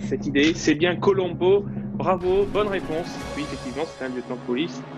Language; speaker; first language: French; native; French